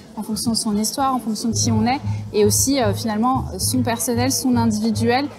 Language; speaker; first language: French; native; French